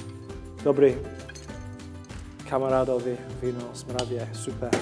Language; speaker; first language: Czech; non-native, learner; English